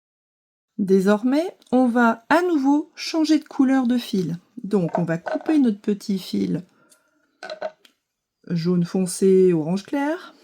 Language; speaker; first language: French; native; French